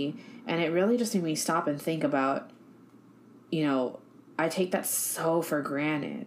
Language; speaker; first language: English; native; English